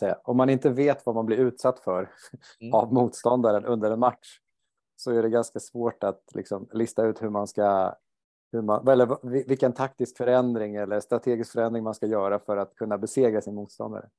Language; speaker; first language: Swedish; native; Swedish